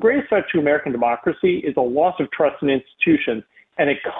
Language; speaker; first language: English; native; English